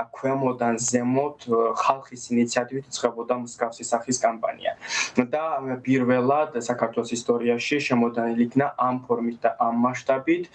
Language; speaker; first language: Georgian; non-native, local second language; Azerbaijani